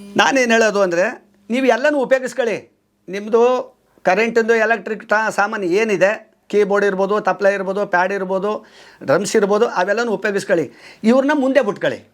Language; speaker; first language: Kannada; native; Kannada